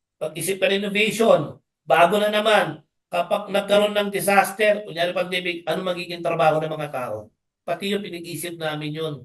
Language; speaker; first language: Filipino; native; Filipino